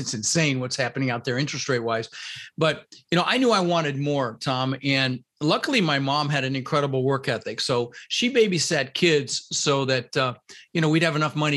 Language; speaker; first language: English; early bilingual, other home language; Dutch